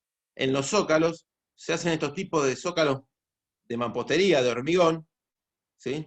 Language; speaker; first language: Spanish; native; Spanish